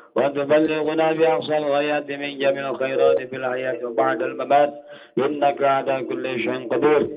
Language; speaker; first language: Arabic; non-native, fluent; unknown